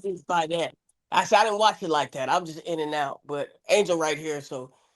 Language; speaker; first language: English; native; English